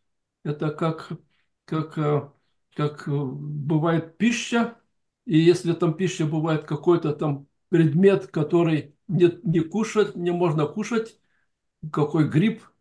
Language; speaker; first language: Russian; non-native, fluent; Lithuanian